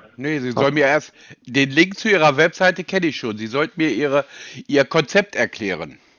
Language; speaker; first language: German; native; German